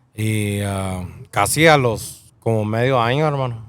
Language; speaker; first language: Spanish; early bilingual, heritage; Spanish